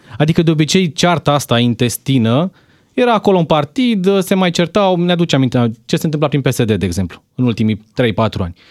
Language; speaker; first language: Romanian; native; Romanian